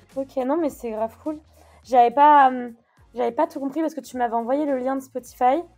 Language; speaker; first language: French; native; French